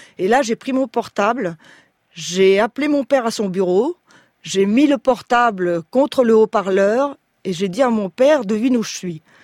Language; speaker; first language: French; early bilingual, other home language; Spanish